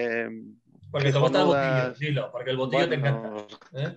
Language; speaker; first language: Spanish; native; Spanish